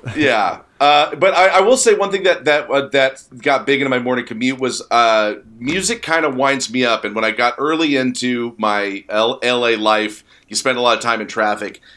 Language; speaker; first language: English; native; English